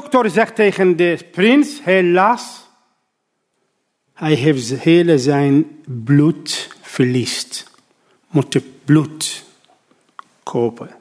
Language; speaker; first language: Dutch; non-native, learner; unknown